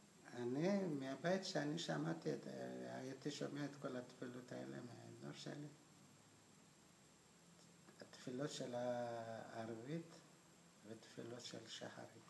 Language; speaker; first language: Hebrew; non-native, fluent; Amharic